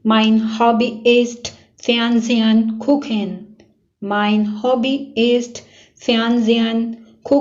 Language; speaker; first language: German; non-native, fluent; Urdu